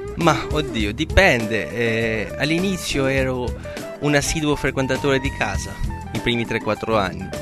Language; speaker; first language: Italian; non-native, fluent; Albanian